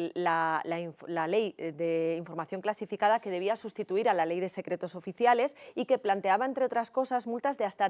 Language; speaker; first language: Spanish; native; Spanish